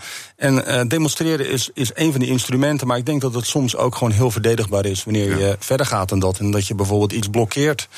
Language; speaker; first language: Dutch; native; Dutch